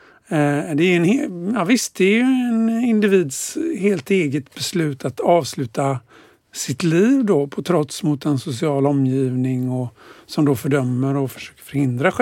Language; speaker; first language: Swedish; native; Swedish